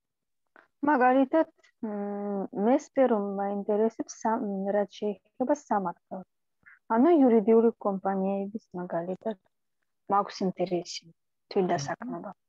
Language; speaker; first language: Georgian; non-native, local second language; Russian